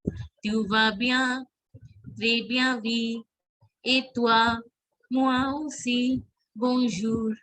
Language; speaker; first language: French; non-native, fluent; Hindi